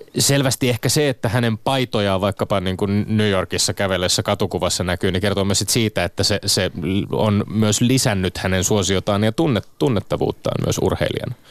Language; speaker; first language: Finnish; native; Finnish